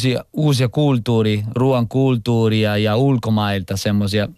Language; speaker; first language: Finnish; non-native, local second language; Italian